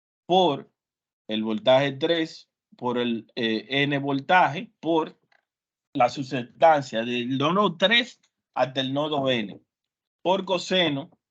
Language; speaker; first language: Spanish; native; Spanish